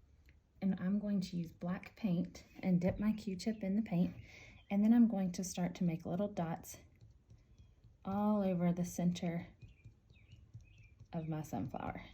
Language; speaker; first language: English; native; English